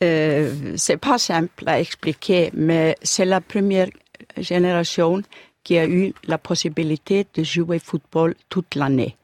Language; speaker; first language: French; non-native, learner; Icelandic